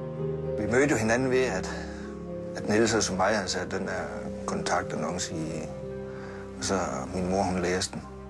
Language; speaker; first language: Danish; native; Danish